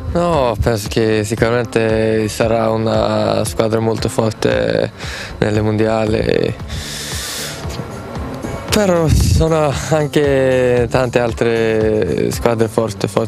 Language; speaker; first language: Italian; non-native, fluent; Swedish